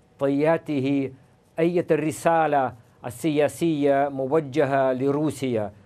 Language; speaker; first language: Arabic; non-native, fluent; Russian